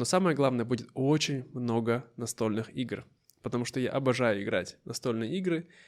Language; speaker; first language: Russian; native; Russian